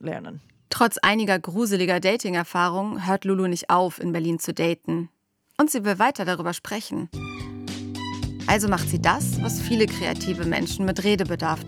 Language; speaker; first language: German; native; German